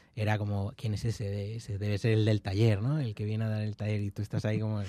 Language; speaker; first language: Spanish; native; Spanish